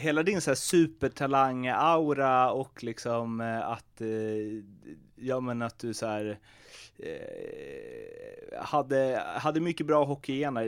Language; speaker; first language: Swedish; native; Swedish